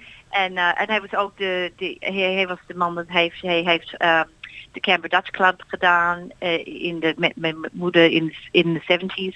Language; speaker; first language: Dutch; early bilingual, heritage; Dutch